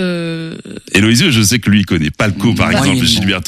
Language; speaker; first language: French; native; French